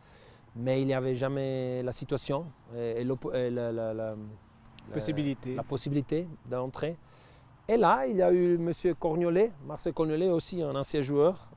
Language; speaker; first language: French; non-native, local second language; Italian